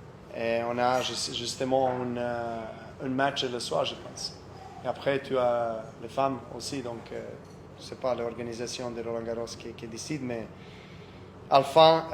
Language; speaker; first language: French; non-native, fluent; Serbian